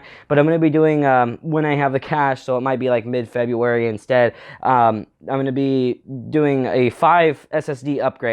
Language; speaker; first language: English; native; English